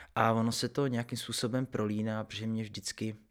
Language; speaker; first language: Czech; native; Czech